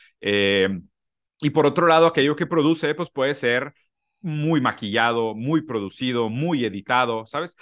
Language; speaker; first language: Spanish; early bilingual, other home language; Portuguese